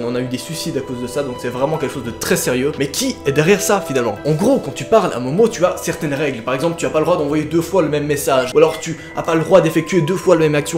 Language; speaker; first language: French; native; French